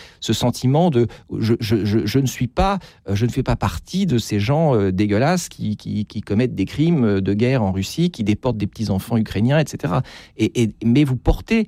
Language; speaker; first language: French; native; French